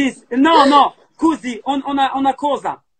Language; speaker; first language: Italian; non-native, learner; Arabic